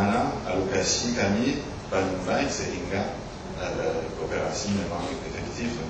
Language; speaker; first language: Indonesian; non-native, learner; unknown